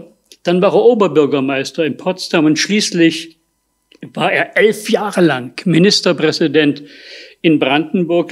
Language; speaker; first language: German; native; German